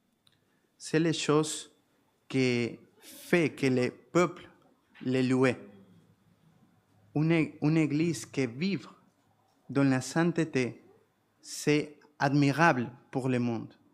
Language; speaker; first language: French; non-native, fluent; Spanish